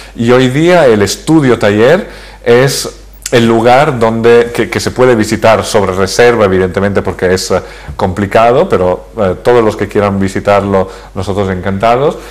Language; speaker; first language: Spanish; early bilingual, heritage; Spanish